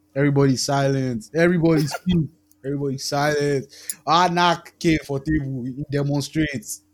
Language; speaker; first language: English; non-native, local second language; Yoruba